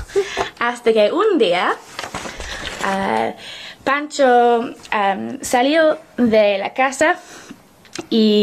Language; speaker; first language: Spanish; non-native, learner; English